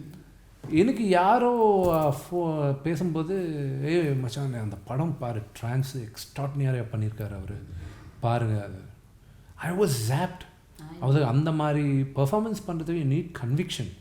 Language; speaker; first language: Tamil; non-native, local second language; Telugu